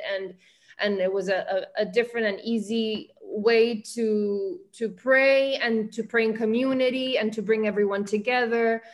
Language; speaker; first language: English; early bilingual, heritage; Spanish